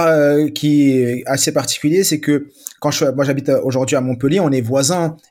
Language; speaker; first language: French; native; French